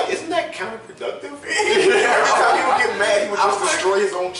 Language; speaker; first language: English; native; English